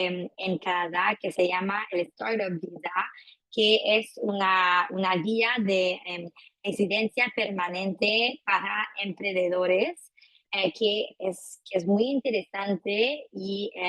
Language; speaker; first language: Spanish; non-native, fluent; French